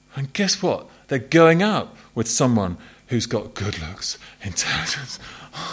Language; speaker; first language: English; native; English